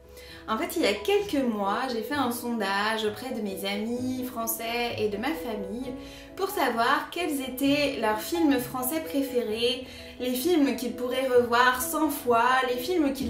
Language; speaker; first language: French; native; French